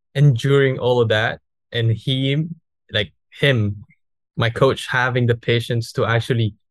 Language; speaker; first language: English; non-native, local second language; Filipino